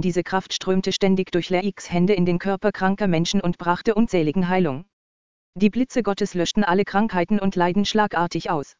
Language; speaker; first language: German; native; German